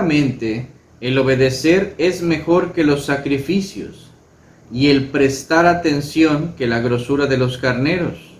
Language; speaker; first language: Spanish; native; Spanish